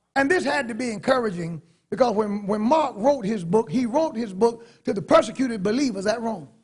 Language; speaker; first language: English; native; English